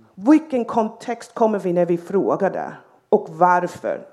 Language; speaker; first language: Swedish; non-native, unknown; English